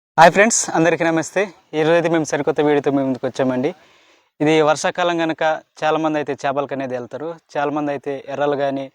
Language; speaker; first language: Telugu; non-native, local second language; Koya